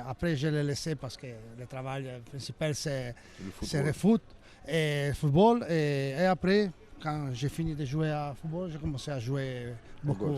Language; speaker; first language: French; non-native, learner; Italian